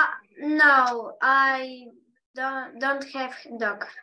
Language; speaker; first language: English; non-native, learner; Russian